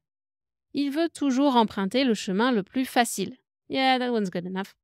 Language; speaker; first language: French; native; French